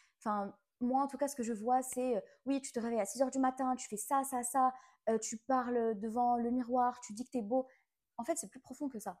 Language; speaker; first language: French; non-native, local second language; Arabic